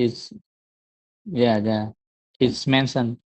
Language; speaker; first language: English; non-native, learner; Vietnamese